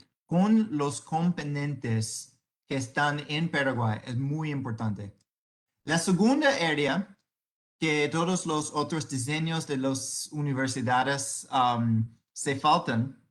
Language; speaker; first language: Spanish; non-native, fluent; English